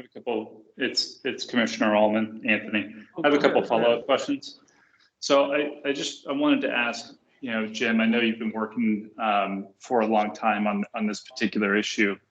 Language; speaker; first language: English; native; English